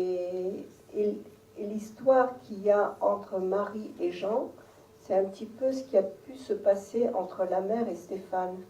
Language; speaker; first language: French; native; French